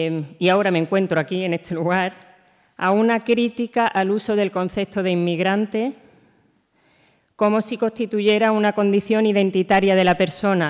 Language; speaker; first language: Spanish; native; Spanish